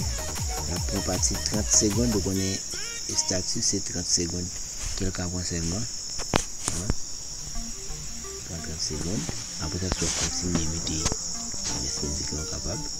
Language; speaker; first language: French; non-native, learner; Haitian Creole